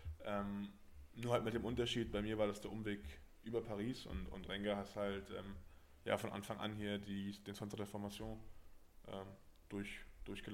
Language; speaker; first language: German; native; German